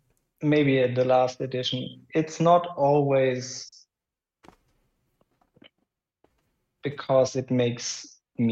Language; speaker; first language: English; non-native, fluent; German